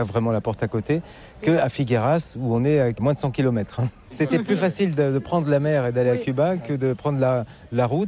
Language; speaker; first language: French; native; French